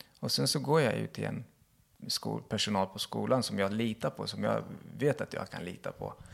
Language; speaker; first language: Swedish; early bilingual, other home language; Kurdish